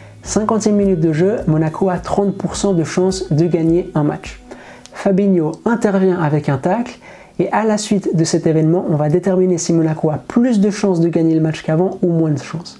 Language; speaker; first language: French; native; French